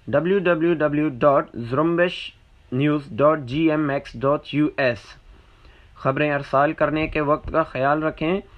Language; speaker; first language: Urdu; non-native, local second language; Baluchi